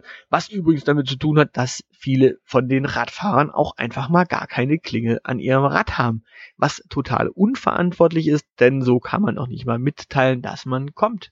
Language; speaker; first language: German; native; German